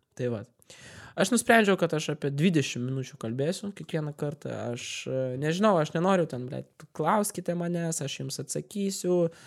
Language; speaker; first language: Lithuanian; non-native, local second language; Russian